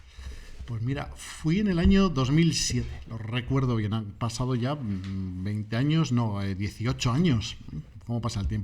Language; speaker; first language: Spanish; native; Spanish